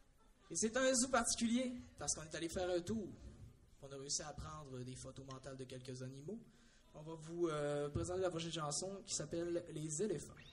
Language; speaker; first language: French; native; French